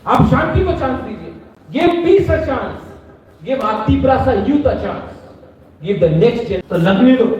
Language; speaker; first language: Hindi; non-native, local second language; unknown